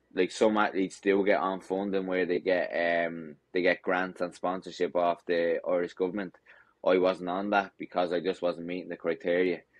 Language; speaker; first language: English; native; English